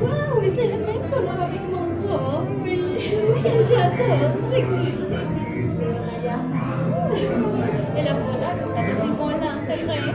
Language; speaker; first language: French; non-native, learner; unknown